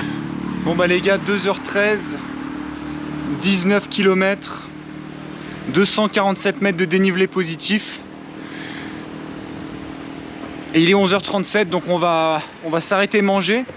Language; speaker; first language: French; native; French